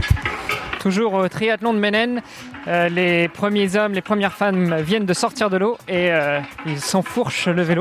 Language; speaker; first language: French; native; French